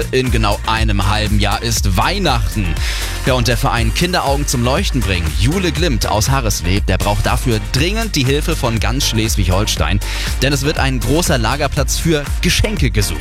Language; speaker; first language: German; native; German